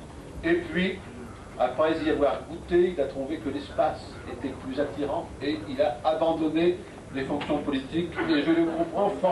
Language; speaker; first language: French; native; French